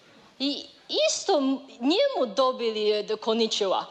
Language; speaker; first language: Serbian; non-native, learner; Chinese